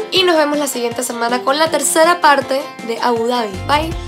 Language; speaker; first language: Spanish; native; Spanish